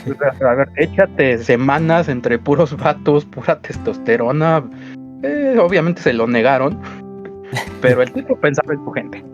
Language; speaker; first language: Spanish; native; Spanish